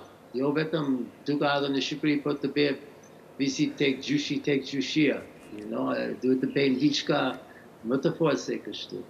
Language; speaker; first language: Albanian; early bilingual, heritage; English